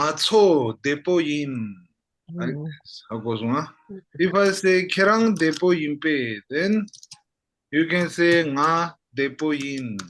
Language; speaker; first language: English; non-native, fluent; Tibetan